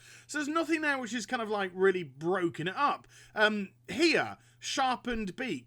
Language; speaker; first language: English; native; English